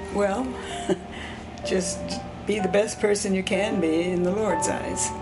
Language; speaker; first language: English; early bilingual, other home language; Swiss German